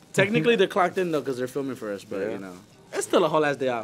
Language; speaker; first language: English; early bilingual, other home language; Spanish